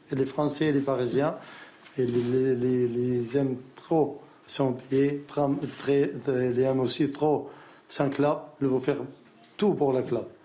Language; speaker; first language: French; non-native, learner; Arabic